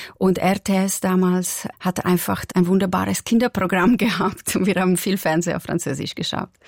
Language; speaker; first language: German; non-native, local second language; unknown